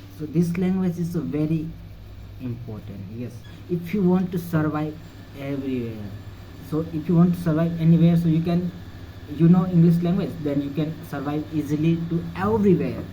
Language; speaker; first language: English; non-native, learner; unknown